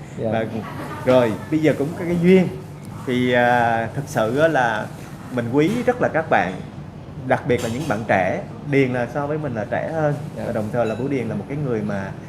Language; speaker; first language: Vietnamese; native; Vietnamese